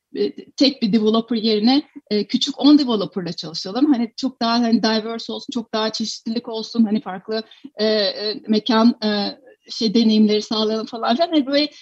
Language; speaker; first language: Turkish; native; Turkish